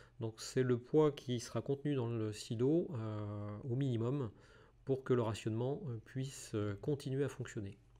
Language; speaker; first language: French; native; French